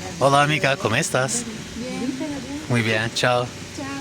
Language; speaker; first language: Spanish; non-native, learner; Turkish